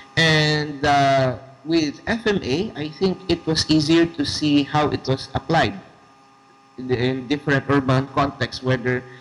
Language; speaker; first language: English; non-native, local second language; Filipino